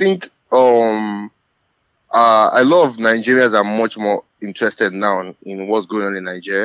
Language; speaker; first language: English; non-native, local second language; Yoruba